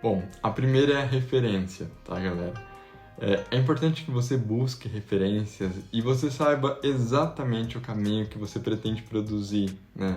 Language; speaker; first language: Portuguese; native; Portuguese